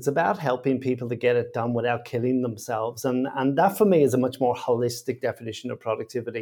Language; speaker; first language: English; native; English